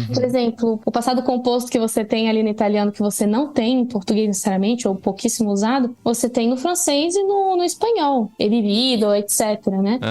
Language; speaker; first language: Portuguese; native; Portuguese